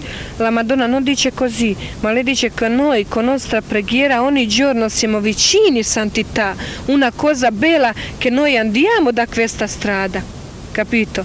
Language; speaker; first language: Italian; non-native, learner; Croatian